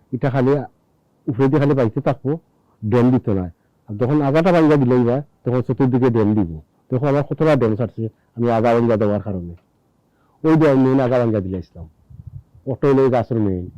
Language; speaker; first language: Bangla; non-native, local second language; Sylheti